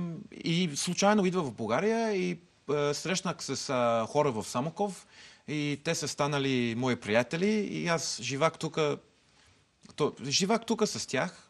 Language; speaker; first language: Bulgarian; non-native, learner; English